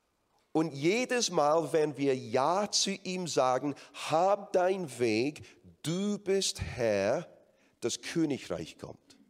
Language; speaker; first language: German; non-native, fluent; English